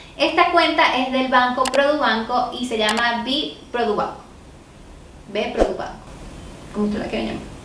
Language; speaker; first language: Spanish; native; Spanish